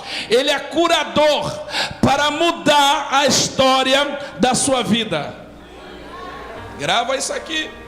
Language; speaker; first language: Portuguese; native; Portuguese